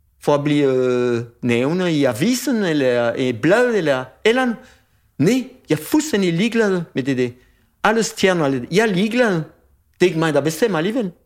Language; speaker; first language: Danish; non-native, fluent; French